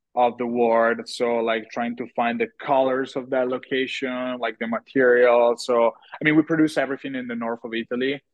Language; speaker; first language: English; non-native, fluent; Italian